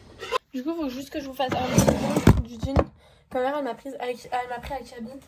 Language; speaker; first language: French; native; French